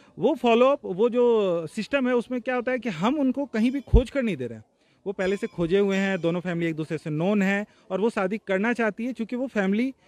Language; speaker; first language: Hindi; native; Hindi